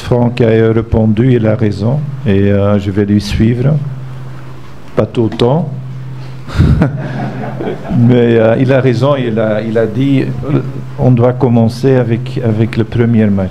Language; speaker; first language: French; non-native, fluent; Dutch